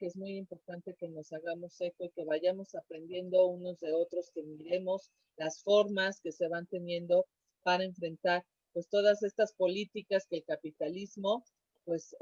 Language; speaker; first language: Spanish; native; Spanish